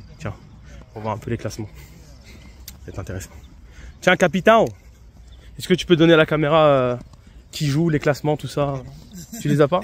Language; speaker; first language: French; native; French